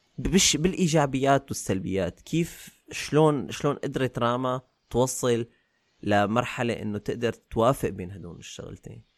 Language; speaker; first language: Arabic; native; Arabic